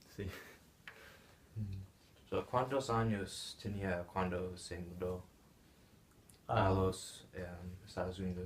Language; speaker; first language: Spanish; non-native, learner; English